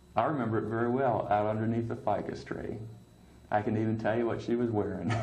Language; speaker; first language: English; native; English